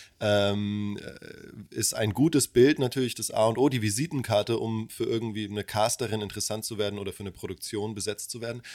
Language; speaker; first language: German; early bilingual, other home language; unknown